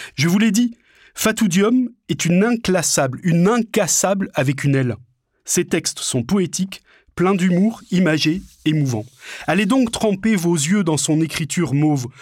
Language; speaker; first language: French; native; French